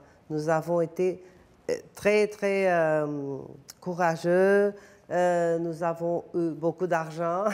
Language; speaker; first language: French; non-native, fluent; Portuguese